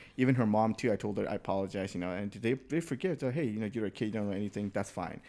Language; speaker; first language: English; early bilingual, other home language; Burmese